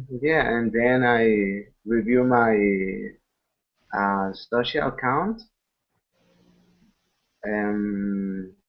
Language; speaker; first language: English; non-native, learner; Spanish